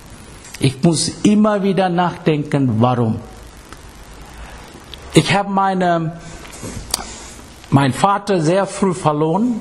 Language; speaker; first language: German; non-native, fluent; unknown